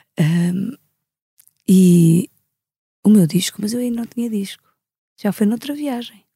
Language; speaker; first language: Portuguese; native; Portuguese